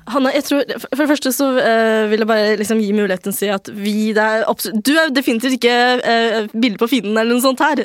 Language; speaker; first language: Norwegian; early bilingual, other home language; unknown